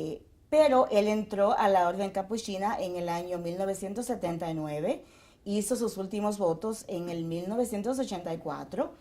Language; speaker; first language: Spanish; native; Spanish